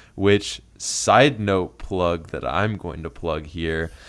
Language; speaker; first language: English; native; English